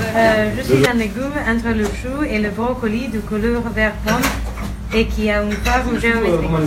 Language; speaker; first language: French; non-native, learner; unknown